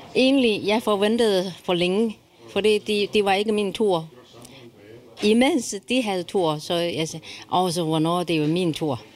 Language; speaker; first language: Danish; non-native, learner; Chinese